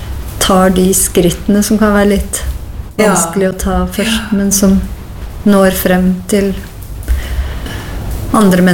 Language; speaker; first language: Swedish; non-native, fluent; Norwegian